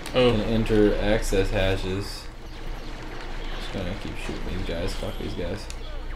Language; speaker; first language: English; native; English